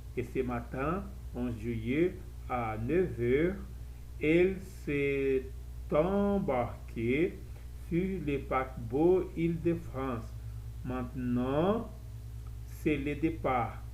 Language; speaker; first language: French; non-native, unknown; Portuguese